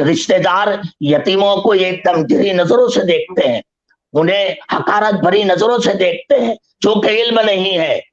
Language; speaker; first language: Urdu; native; Urdu